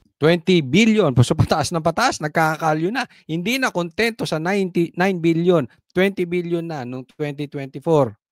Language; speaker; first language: Filipino; native; Filipino